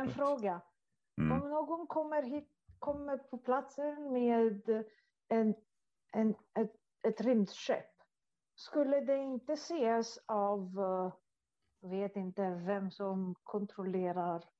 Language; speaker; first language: Swedish; non-native, fluent; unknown